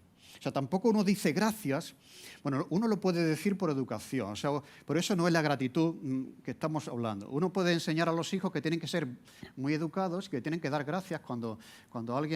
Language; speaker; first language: Spanish; native; Spanish